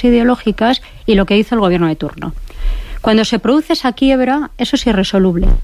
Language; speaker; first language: Spanish; native; Spanish